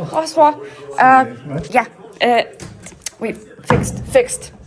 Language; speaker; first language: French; non-native, learner; Lithuanian